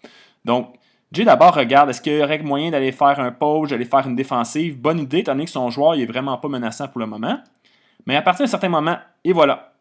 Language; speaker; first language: French; native; French